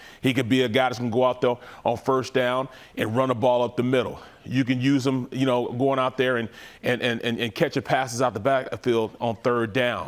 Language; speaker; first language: English; native; English